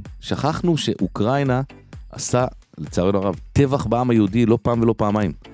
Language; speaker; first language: Hebrew; native; Hebrew